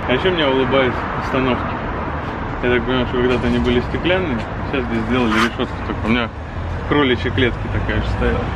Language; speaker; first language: Russian; native; Russian